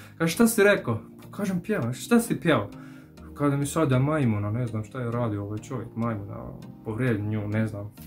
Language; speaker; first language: Bosnian; non-native, fluent; Arabic